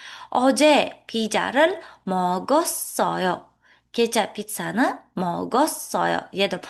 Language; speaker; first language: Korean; non-native, fluent; Uzbek